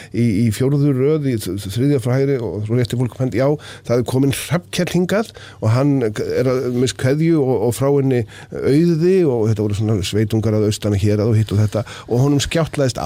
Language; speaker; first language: Icelandic; native; Icelandic